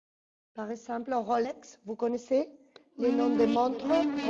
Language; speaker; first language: French; non-native, fluent; Spanish